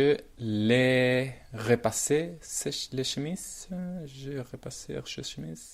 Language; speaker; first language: French; non-native, learner; Spanish